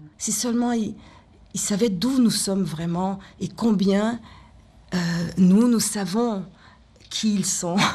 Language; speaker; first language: French; non-native, local second language; Haitian Creole